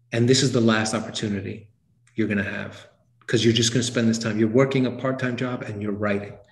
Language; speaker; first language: English; native; English